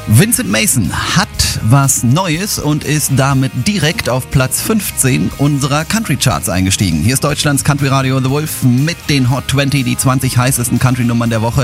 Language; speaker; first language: German; native; German